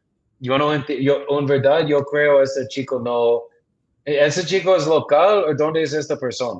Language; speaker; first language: Spanish; non-native, learner; English